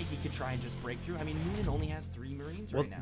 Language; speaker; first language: English; native; English